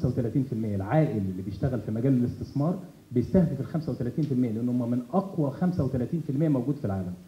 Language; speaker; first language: Arabic; native; Arabic